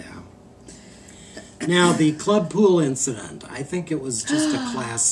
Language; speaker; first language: English; native; English